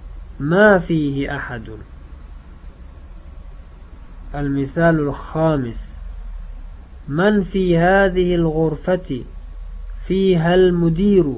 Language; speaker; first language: Arabic; non-native, fluent; Uzbek